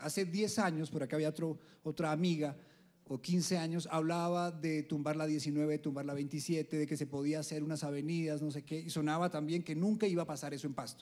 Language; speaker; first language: Spanish; native; Spanish